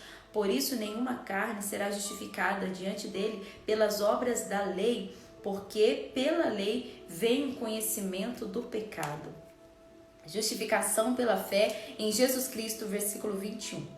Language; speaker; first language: Portuguese; native; Portuguese